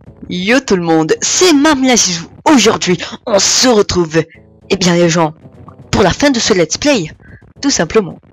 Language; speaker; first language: French; native; French